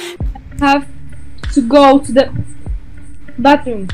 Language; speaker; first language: English; non-native, learner; Polish